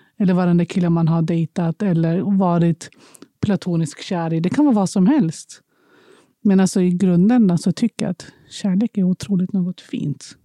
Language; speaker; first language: Swedish; early bilingual, other home language; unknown